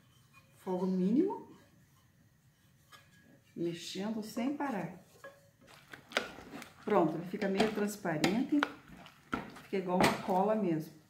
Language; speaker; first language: Portuguese; native; Portuguese